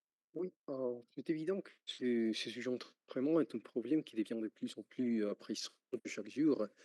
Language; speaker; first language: French; non-native, fluent; Spanish